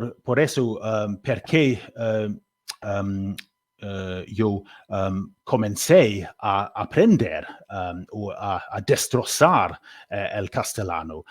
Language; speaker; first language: Spanish; non-native, learner; English